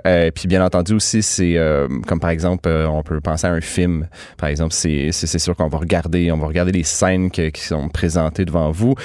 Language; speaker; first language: French; native; French